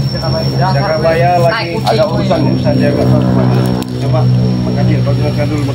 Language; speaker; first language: Indonesian; native; Indonesian